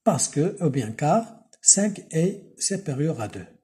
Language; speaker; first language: French; non-native, local second language; Arabic